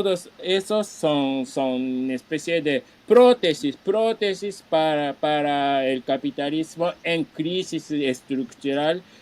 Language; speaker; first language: Spanish; non-native, fluent; Japanese